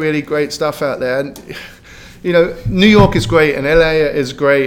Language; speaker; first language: English; native; English